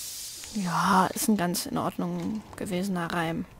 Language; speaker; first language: German; native; German